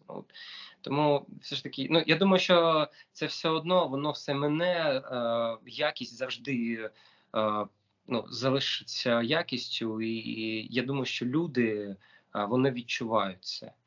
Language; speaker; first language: Ukrainian; native; Ukrainian